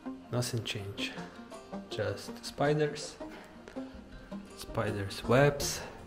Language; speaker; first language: English; non-native, fluent; Ukrainian